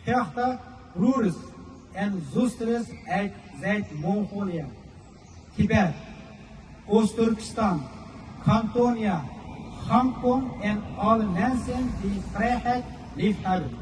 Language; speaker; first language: Dutch; non-native, fluent; Uyghur